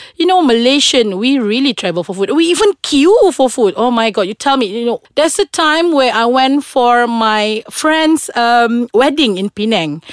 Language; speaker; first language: English; non-native, local second language; Malay